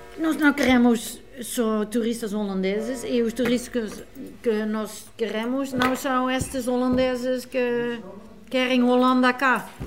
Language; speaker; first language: Portuguese; non-native, learner; Dutch